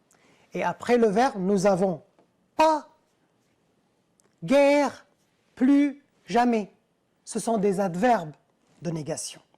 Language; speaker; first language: French; non-native, fluent; Arabic